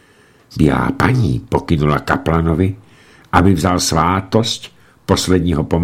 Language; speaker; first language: Czech; native; Czech